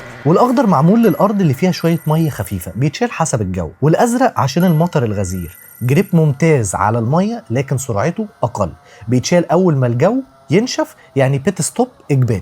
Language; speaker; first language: Arabic; native; Arabic